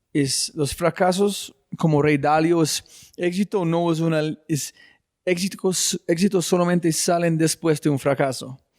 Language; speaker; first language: Spanish; non-native, fluent; English